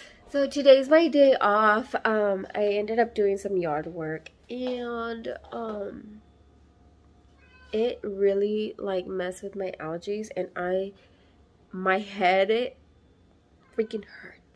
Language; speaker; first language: English; early bilingual, other home language; Spanish